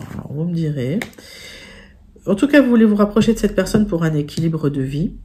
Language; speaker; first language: French; native; French